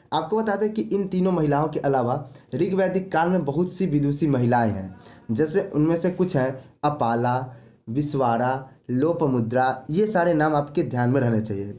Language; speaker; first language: Hindi; native; Hindi